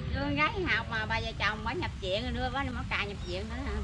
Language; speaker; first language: Vietnamese; native; Vietnamese